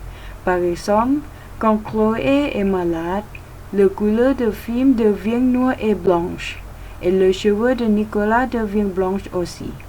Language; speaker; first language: French; non-native, learner; Thai